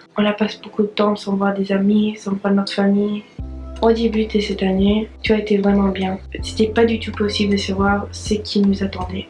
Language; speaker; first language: French; non-native, fluent; English